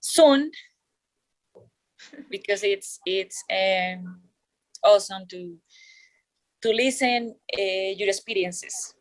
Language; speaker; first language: English; non-native, learner; Spanish